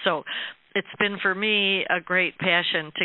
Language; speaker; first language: English; native; English